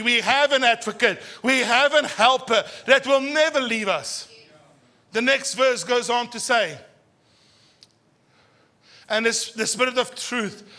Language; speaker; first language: English; non-native, local second language; Afrikaans